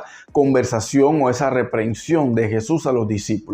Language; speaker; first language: Spanish; native; Spanish